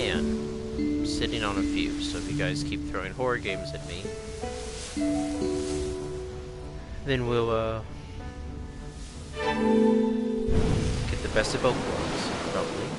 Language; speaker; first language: English; native; English